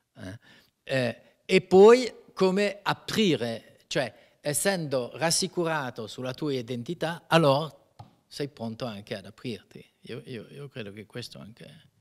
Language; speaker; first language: Italian; non-native, fluent; French